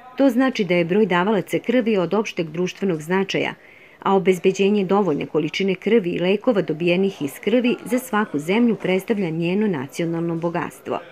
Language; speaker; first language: Serbian; native; Serbian